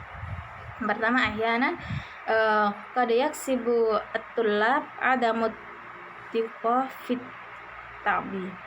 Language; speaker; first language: Arabic; non-native, learner; Indonesian